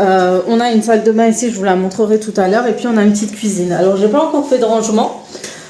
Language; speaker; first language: French; native; French